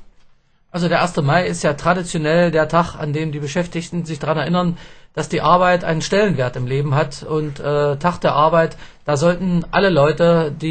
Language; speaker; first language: German; native; German